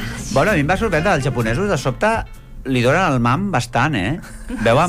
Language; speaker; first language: Catalan; native; Catalan